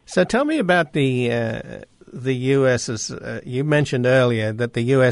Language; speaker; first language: English; native; English